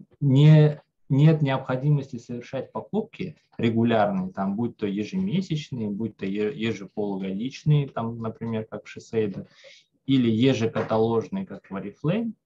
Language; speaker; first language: Russian; native; Russian